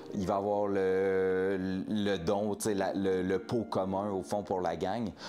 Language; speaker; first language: French; native; French